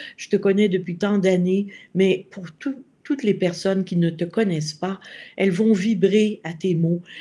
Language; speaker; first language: French; native; French